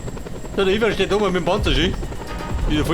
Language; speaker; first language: German; native; German